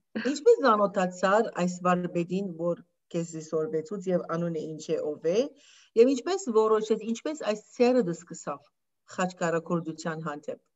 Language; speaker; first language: Armenian; early bilingual, heritage; Armenian